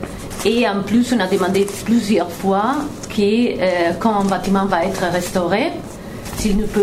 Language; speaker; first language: French; non-native, fluent; Italian